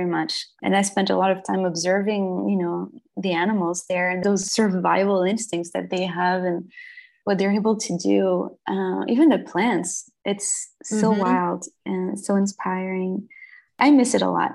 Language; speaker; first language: English; non-native, fluent; French